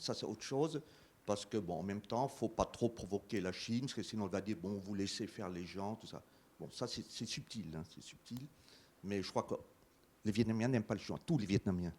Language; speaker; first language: French; native; French